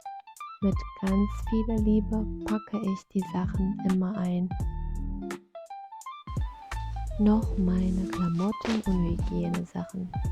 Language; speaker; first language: German; non-native, fluent; Vietnamese